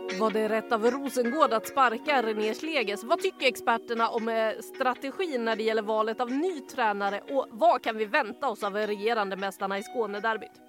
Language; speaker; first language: Swedish; native; Swedish